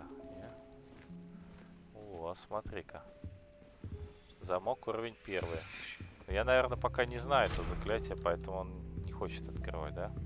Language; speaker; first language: Russian; native; Russian